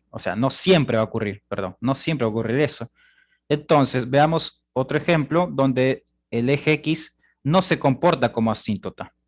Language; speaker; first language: Spanish; native; Spanish